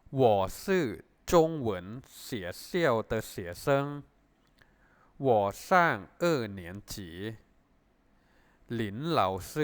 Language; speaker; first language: Chinese; non-native, fluent; Thai